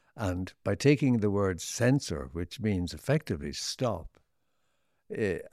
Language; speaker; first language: English; native; English